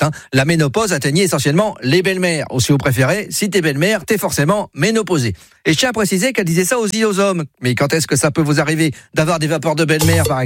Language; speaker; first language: French; native; French